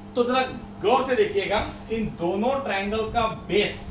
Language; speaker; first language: Hindi; non-native, local second language; Marathi